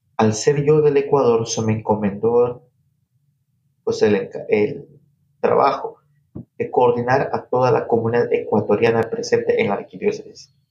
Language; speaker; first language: Spanish; native; Spanish